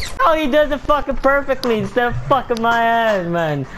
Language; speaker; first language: English; native; English